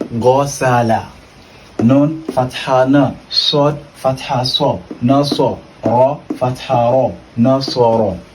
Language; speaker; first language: Arabic; non-native, fluent; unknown